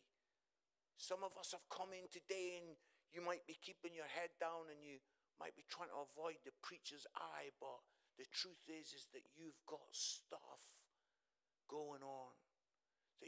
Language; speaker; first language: English; native; English